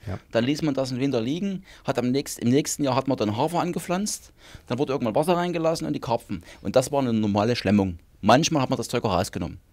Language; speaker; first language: German; native; German